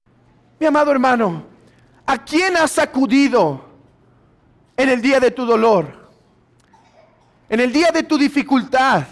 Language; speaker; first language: Spanish; native; Spanish